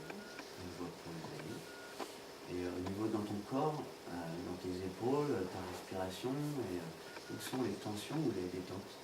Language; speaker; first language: French; native; French